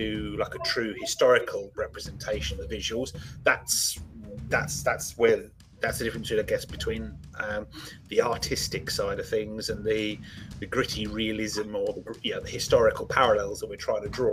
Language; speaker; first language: English; native; English